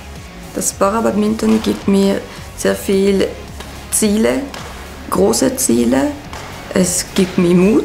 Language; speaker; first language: German; non-native, local second language; French